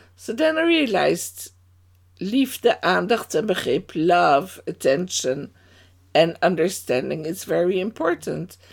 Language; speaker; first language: English; non-native, fluent; Dutch